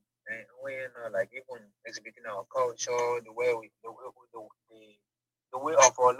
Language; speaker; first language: English; non-native, local second language; Igbo